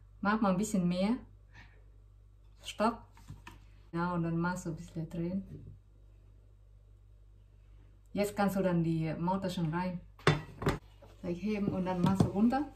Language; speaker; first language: German; non-native, learner; Vietnamese